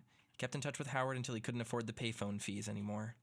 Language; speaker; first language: English; native; English